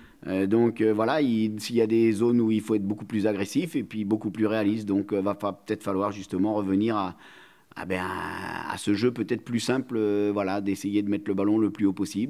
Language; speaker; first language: French; native; French